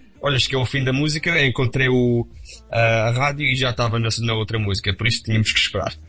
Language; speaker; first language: Portuguese; early bilingual, heritage; Portuguese